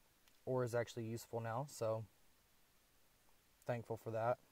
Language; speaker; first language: English; native; English